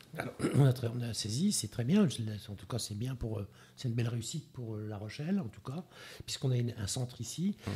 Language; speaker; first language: French; native; French